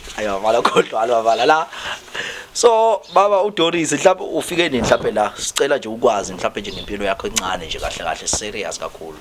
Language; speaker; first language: Zulu; native; Zulu